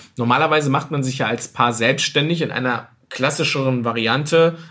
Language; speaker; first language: German; non-native, fluent; French